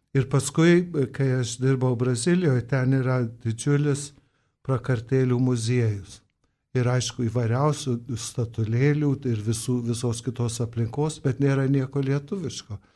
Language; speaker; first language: Lithuanian; early bilingual, heritage; Lithuanian